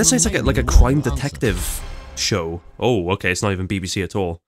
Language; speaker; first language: English; native; English